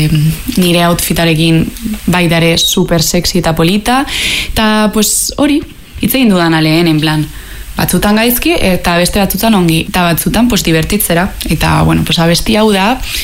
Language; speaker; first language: Basque; non-native, local second language; Spanish